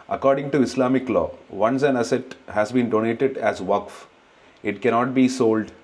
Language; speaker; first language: English; non-native, local second language; Malayalam